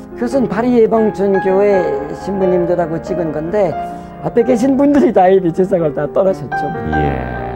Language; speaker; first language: Korean; non-native, fluent; French